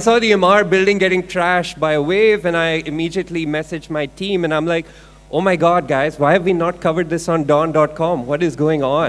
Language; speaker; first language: English; non-native, local second language; Urdu